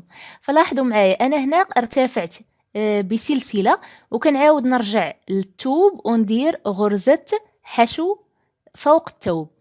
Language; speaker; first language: Arabic; native; Arabic